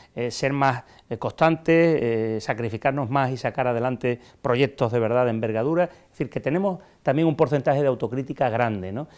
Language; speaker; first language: Spanish; native; Spanish